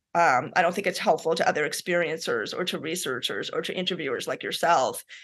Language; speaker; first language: English; native; English